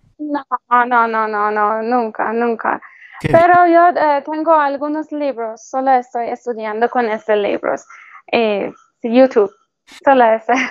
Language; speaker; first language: Spanish; non-native, learner; Persian